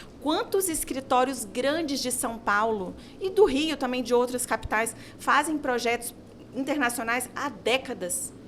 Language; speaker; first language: Portuguese; native; Portuguese